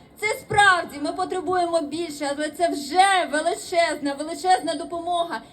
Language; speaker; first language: Ukrainian; native; Ukrainian